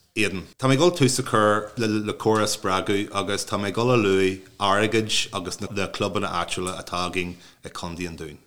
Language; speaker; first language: Irish; non-native, local second language; English